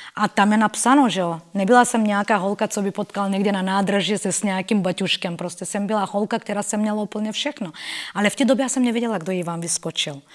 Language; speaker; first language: Czech; non-native, fluent; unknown